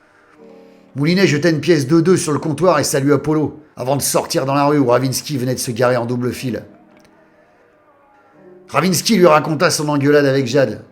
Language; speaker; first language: French; native; French